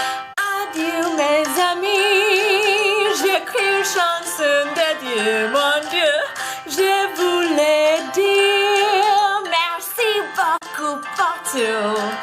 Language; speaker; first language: French; non-native, learner; English